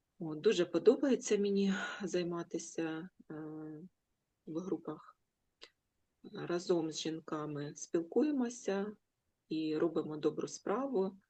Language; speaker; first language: Ukrainian; non-native, local second language; Russian